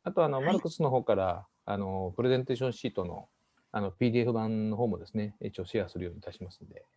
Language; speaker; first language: Japanese; native; Japanese